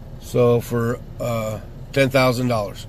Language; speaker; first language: English; native; English